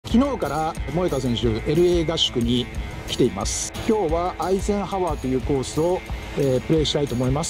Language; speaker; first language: Japanese; native; Japanese